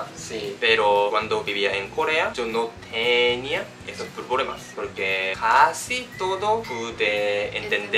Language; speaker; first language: Spanish; non-native, learner; Japanese